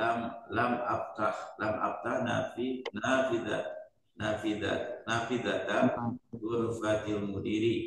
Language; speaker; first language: Arabic; non-native, learner; Indonesian